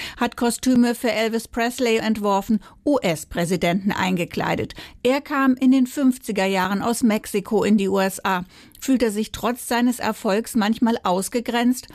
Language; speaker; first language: German; native; German